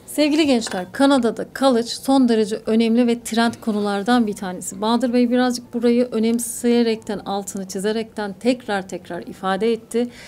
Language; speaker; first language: Turkish; native; Turkish